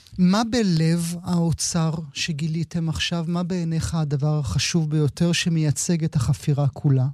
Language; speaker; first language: Hebrew; native; Hebrew